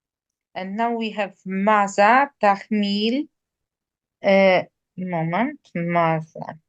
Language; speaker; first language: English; non-native, learner; Indonesian